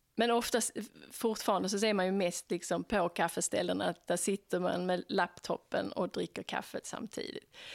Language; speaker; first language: Swedish; native; Swedish